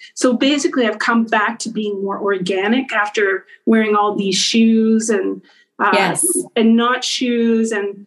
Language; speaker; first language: English; native; English